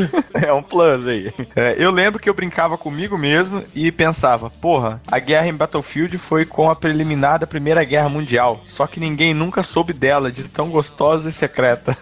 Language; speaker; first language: Portuguese; native; Portuguese